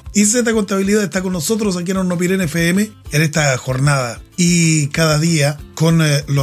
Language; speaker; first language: Spanish; native; Spanish